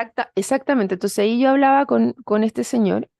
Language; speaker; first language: Spanish; native; Spanish